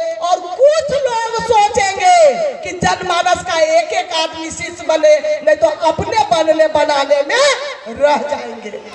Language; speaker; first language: Hindi; native; Hindi